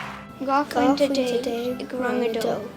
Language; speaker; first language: Irish; non-native, local second language; English